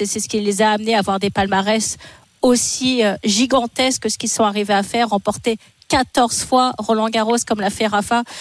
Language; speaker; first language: French; native; French